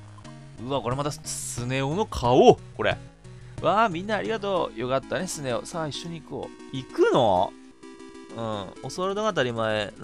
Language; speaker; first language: Japanese; native; Japanese